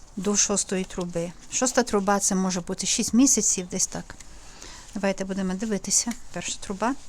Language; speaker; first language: Ukrainian; native; Ukrainian